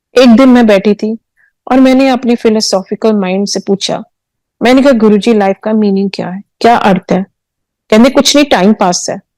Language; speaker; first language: Hindi; early bilingual, heritage; Hindi